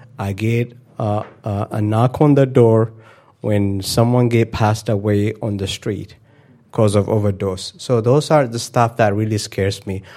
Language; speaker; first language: English; non-native, fluent; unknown